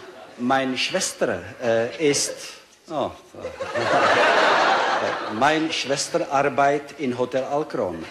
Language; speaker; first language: German; non-native, learner; Czech